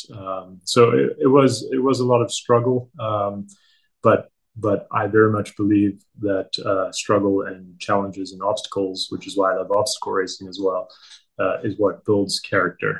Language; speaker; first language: English; native; English